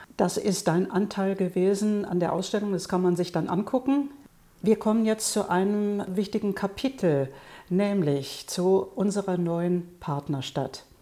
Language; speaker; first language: German; native; German